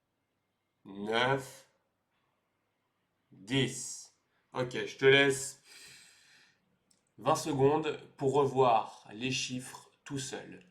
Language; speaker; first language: French; native; French